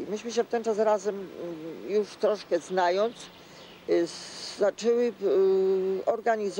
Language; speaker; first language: Polish; native; Polish